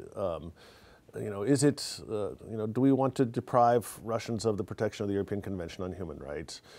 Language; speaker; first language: English; native; English